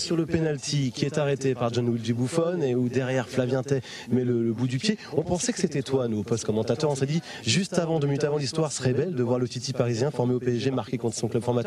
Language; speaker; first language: French; native; French